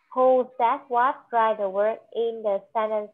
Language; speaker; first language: English; non-native, fluent; Vietnamese